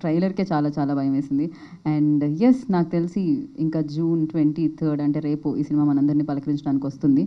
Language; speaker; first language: Telugu; native; Telugu